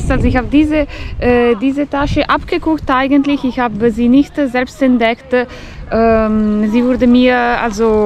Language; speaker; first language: German; non-native, fluent; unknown